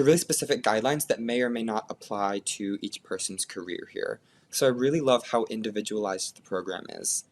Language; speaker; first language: English; native; English